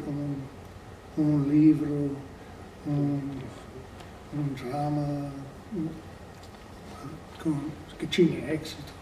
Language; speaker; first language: Portuguese; non-native, fluent; English